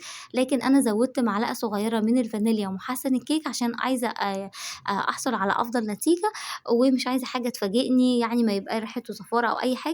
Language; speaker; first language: Arabic; native; Arabic